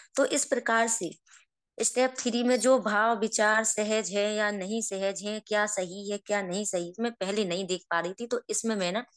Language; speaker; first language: Hindi; native; Hindi